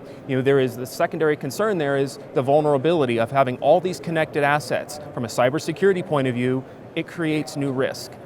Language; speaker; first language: English; native; English